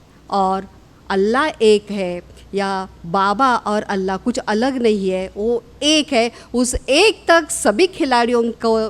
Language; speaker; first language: Hindi; native; Hindi